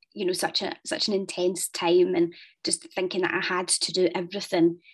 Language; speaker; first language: English; native; English